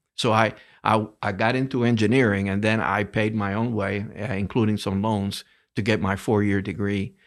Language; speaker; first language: English; early bilingual, other home language; Spanish